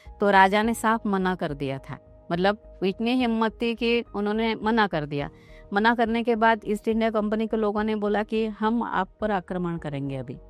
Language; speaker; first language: Hindi; non-native, local second language; Marathi